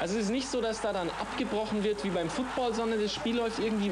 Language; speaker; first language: German; native; German